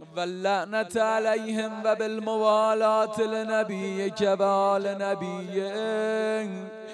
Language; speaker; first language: Arabic; non-native, fluent; Persian